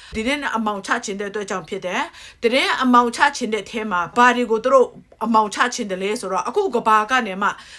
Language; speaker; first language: Burmese; native; Burmese